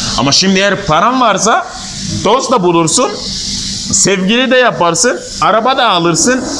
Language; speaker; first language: Turkish; non-native, fluent; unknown